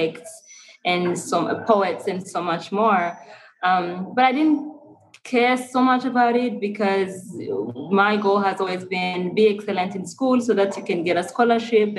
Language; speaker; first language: English; non-native, local second language; Kinyarwanda